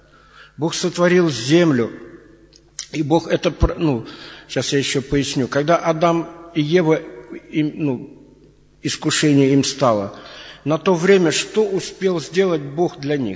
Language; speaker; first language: Russian; native; Russian